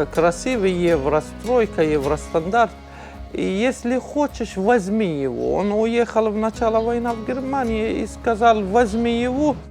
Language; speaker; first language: Ukrainian; non-native, learner; Arabic